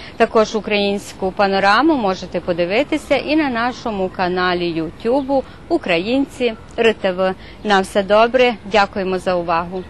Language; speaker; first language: Ukrainian; early bilingual, heritage; Ukrainian